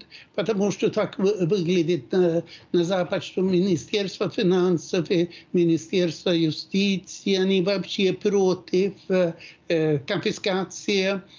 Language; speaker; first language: Russian; non-native, fluent; Swedish